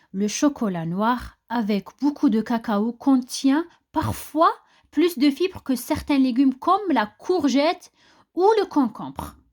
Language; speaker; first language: French; non-native, local second language; Arabic